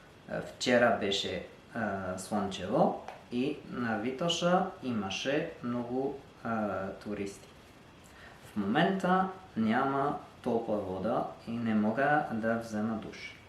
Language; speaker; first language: Bulgarian; non-native, learner; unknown